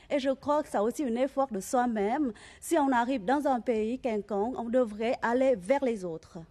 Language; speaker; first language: French; non-native, fluent; Vietnamese